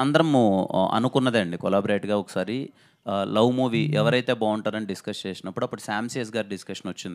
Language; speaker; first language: Telugu; native; Telugu